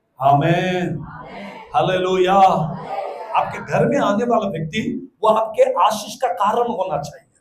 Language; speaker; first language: Hindi; non-native, local second language; Telugu